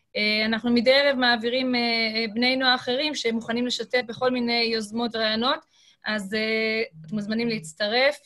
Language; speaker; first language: Hebrew; native; Hebrew